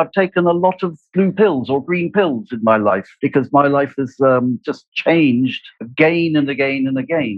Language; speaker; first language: English; native; English